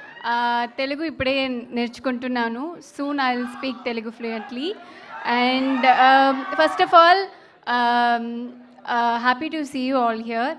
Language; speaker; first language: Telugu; non-native, learner; Tamil